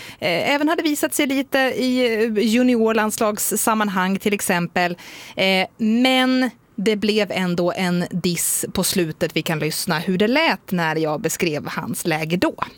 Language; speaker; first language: Swedish; native; Swedish